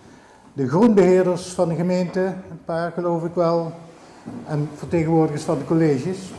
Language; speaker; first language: Dutch; native; Dutch